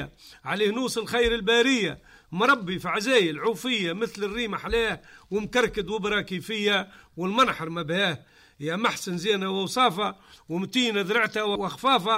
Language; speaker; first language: Arabic; native; Arabic